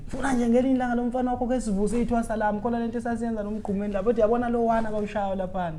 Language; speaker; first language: Zulu; native; Zulu